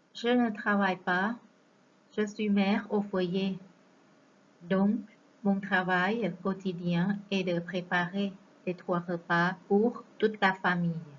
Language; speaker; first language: French; non-native, fluent; Thai